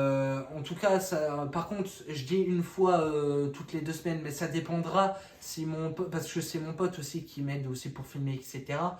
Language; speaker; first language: French; native; French